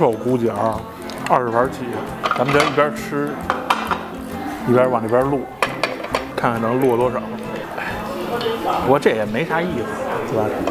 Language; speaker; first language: Chinese; native; Chinese